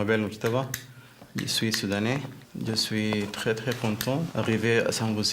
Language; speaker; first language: French; non-native, learner; Arabic